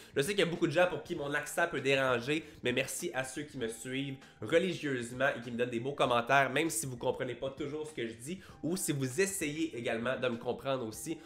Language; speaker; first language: French; native; French